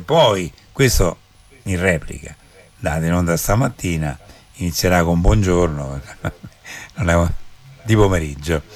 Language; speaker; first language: Italian; native; Italian